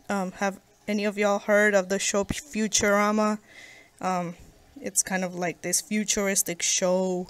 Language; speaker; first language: English; native; English